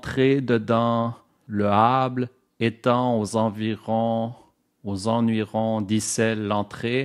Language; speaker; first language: French; native; French